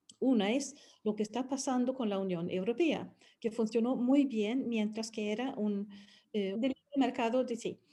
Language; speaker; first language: Spanish; non-native, fluent; Swedish